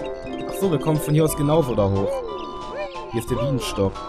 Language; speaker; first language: German; native; German